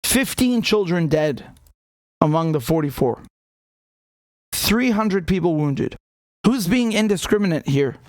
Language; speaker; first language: English; native; English